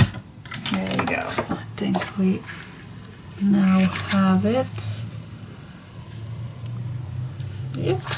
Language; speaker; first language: English; non-native, fluent; Dutch